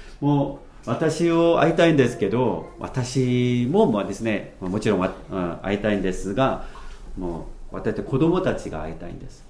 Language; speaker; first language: Japanese; non-native, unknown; Korean